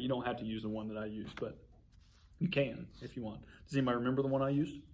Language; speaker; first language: English; native; English